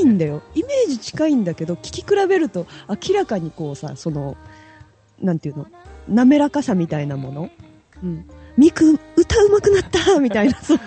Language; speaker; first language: Japanese; native; Japanese